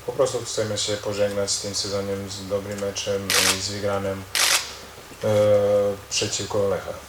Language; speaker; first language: Polish; non-native, learner; Croatian